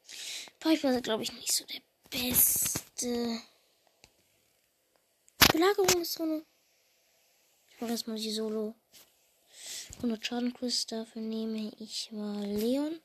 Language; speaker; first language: German; native; German